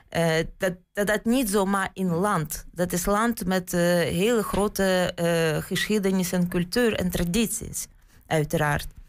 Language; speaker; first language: Dutch; non-native, fluent; Ukrainian